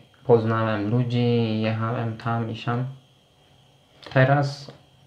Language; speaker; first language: Polish; non-native, fluent; Turkish